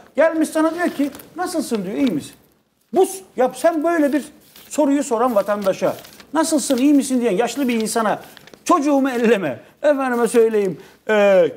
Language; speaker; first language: Turkish; native; Turkish